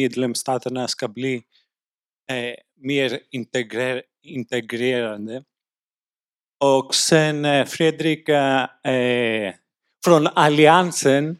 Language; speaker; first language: Swedish; non-native, fluent; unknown